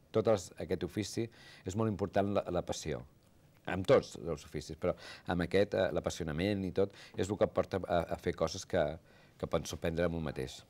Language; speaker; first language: Catalan; native; Catalan